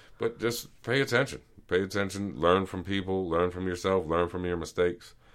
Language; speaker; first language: English; native; English